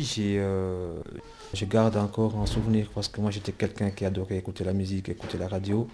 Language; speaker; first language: French; non-native, local second language; Rundi